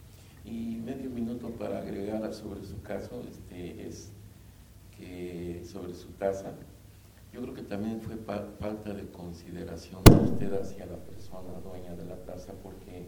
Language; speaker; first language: Spanish; native; Spanish